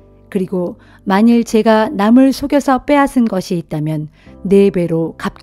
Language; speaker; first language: Korean; native; Korean